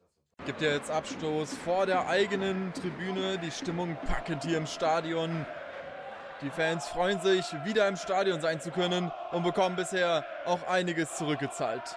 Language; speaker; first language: German; native; German